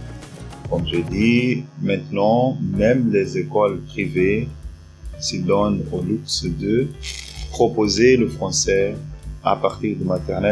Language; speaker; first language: French; non-native, fluent; Portuguese